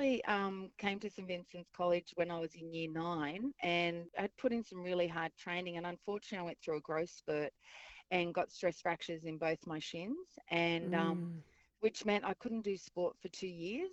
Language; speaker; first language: English; native; English